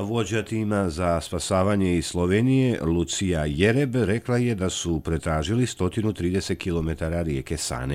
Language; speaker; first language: Serbian; native; Serbian